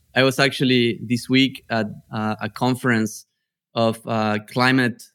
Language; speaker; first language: English; non-native, fluent; Spanish